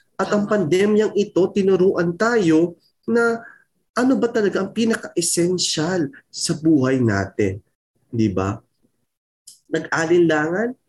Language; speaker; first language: Filipino; non-native, local second language; Pampanga